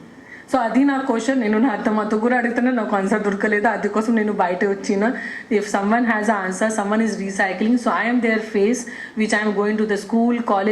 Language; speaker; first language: Telugu; non-native, local second language; Hindi